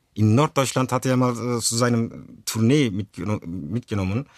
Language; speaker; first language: German; early bilingual, other home language; Turkish